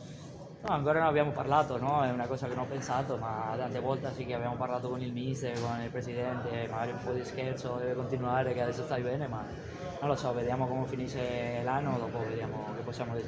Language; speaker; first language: Italian; non-native, fluent; Spanish